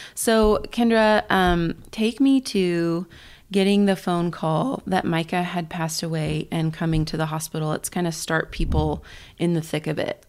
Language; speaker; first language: English; native; English